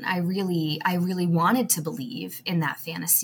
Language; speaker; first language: English; native; English